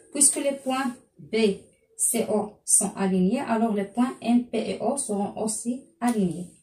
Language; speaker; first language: French; non-native, local second language; Arabic